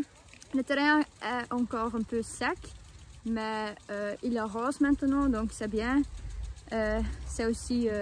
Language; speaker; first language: French; non-native, learner; Dutch